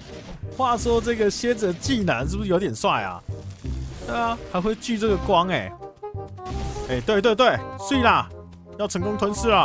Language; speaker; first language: Chinese; native; Chinese